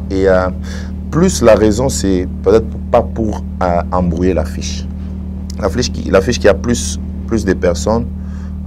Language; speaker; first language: French; non-native, local second language; Swahili